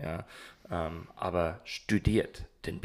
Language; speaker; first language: German; non-native, learner; English